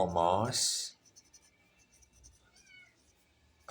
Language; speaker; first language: French; non-native, learner; Portuguese